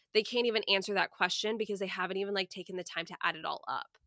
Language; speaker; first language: English; native; English